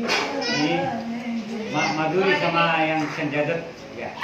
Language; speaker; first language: Indonesian; non-native, learner; Hindi